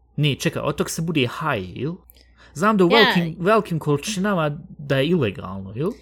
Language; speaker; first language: Bosnian; early bilingual, heritage; Bosnian